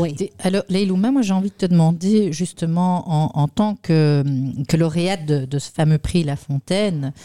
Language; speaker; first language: French; native; French